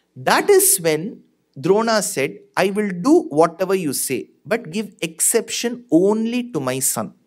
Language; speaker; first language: English; non-native, local second language; Tamil